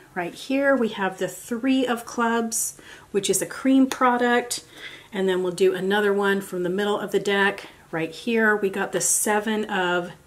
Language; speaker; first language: English; native; English